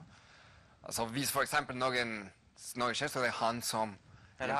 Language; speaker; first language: Norwegian; non-native, fluent; Spanish